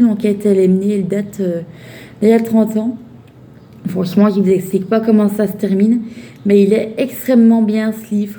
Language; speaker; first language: French; native; French